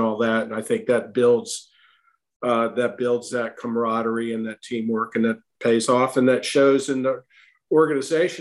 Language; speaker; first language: English; native; English